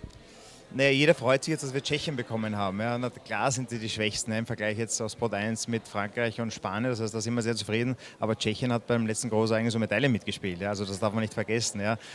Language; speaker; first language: German; native; German